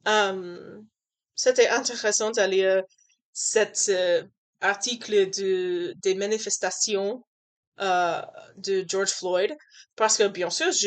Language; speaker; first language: French; non-native, learner; English